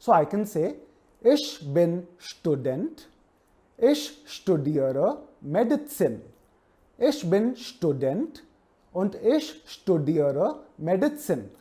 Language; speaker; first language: German; non-native, fluent; Hindi